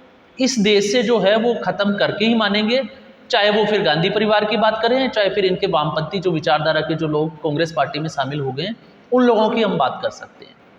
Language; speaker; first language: Hindi; native; Hindi